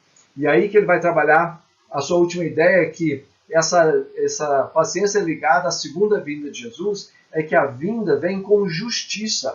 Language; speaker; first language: Portuguese; native; Portuguese